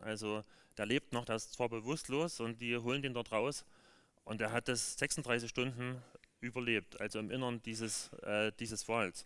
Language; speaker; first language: German; native; German